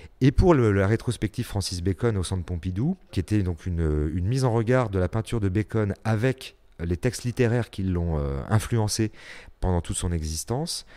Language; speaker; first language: French; native; French